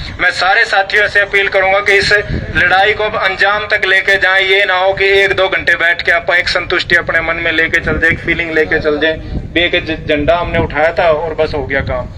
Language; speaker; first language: Hindi; native; Hindi